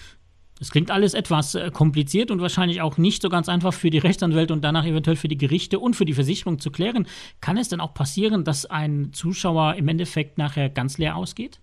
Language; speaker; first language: German; native; German